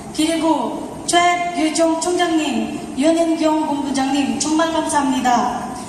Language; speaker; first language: Korean; non-native, learner; Filipino